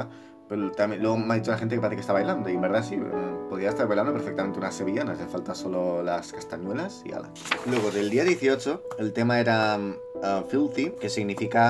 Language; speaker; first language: Spanish; native; Spanish